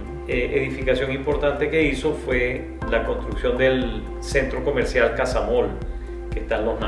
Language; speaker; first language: Spanish; native; Spanish